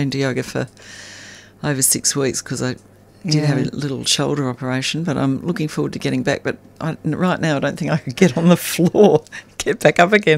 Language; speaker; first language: English; native; English